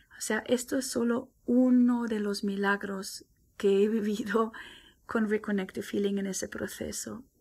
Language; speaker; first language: Spanish; non-native, fluent; German